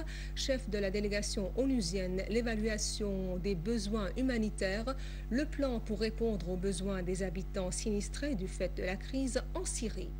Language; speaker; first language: French; non-native, fluent; Arabic